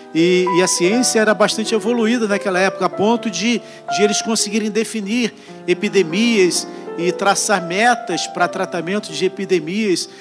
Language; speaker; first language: Portuguese; native; Portuguese